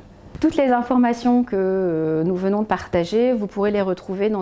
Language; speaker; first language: French; native; French